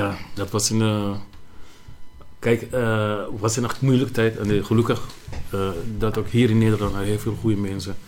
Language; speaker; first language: Dutch; non-native, learner; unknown